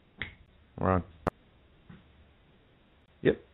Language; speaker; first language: English; native; English